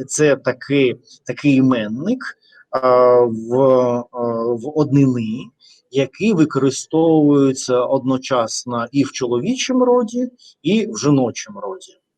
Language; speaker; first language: Ukrainian; non-native, local second language; Russian